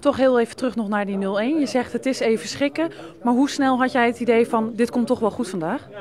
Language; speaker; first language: Dutch; native; Dutch